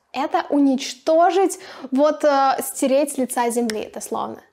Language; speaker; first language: Russian; native; Russian